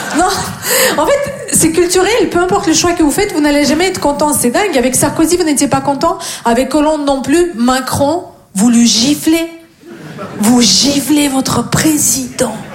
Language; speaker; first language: French; non-native, fluent; Russian